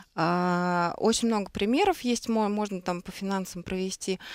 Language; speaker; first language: Russian; native; Russian